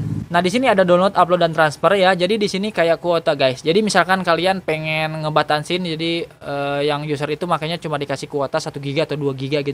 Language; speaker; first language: Indonesian; native; Indonesian